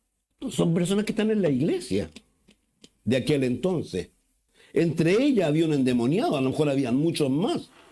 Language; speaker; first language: Spanish; native; Spanish